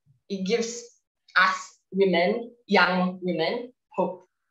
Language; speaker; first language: English; non-native, fluent; Indonesian